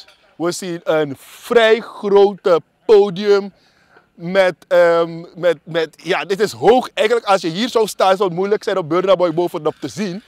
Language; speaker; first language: Dutch; native; Dutch